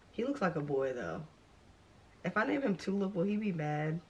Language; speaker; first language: English; native; English